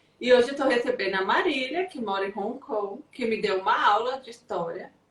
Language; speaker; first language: Portuguese; native; Portuguese